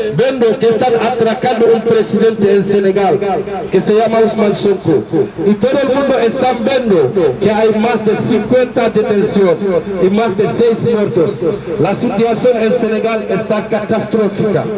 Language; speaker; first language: Spanish; non-native, local second language; Wolof